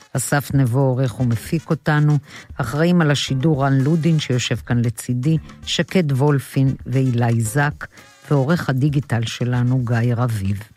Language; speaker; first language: Hebrew; native; Hebrew